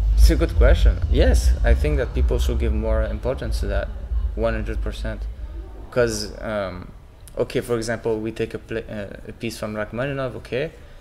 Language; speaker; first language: English; non-native, local second language; French